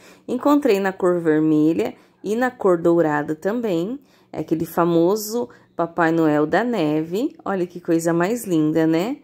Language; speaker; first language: Portuguese; native; Portuguese